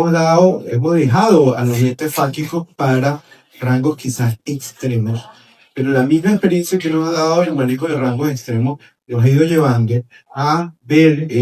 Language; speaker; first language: Spanish; native; Spanish